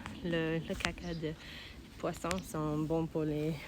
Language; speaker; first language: French; non-native, learner; English